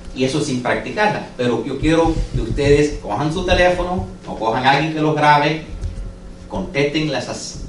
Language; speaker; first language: Spanish; non-native, fluent; English